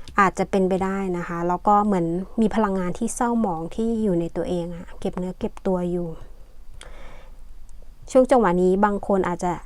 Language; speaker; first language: Thai; native; Thai